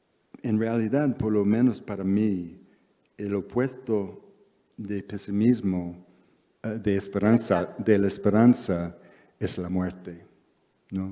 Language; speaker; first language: Spanish; non-native, fluent; English